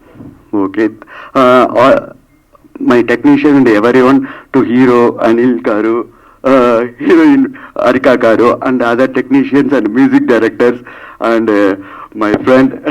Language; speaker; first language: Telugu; non-native, learner; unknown